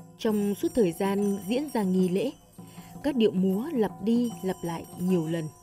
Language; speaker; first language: Vietnamese; native; Vietnamese